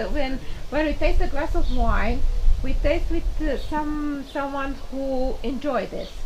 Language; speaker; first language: English; non-native, fluent; Romanian